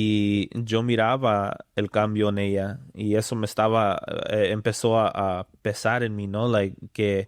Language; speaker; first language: Spanish; early bilingual, other home language; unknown